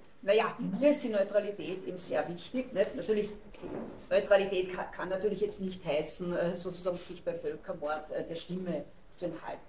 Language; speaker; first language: German; native; German